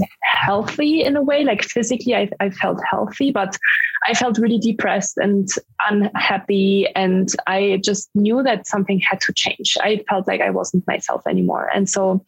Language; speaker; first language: English; non-native, fluent; German